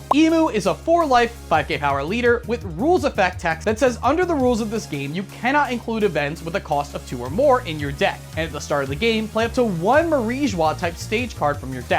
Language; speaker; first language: English; native; English